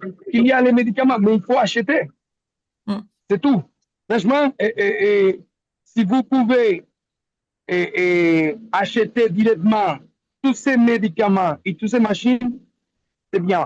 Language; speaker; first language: French; non-native, learner; Spanish